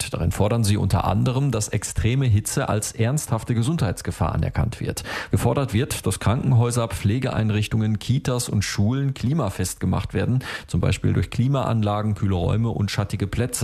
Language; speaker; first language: German; native; German